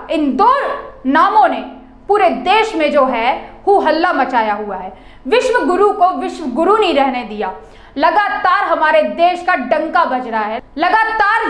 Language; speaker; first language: Hindi; native; Hindi